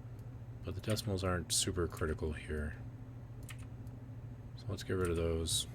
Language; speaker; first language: English; native; English